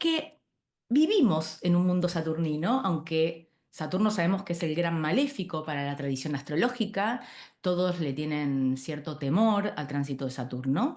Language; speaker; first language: Spanish; native; Spanish